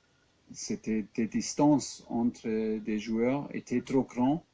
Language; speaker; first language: French; non-native, fluent; German